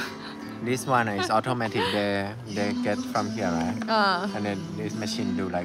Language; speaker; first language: English; non-native, learner; Thai